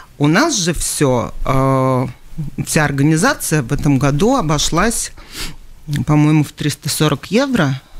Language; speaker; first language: Russian; native; Russian